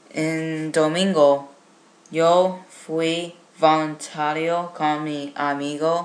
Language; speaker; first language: Spanish; non-native, learner; English